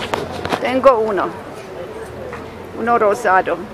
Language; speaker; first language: Spanish; non-native, learner; English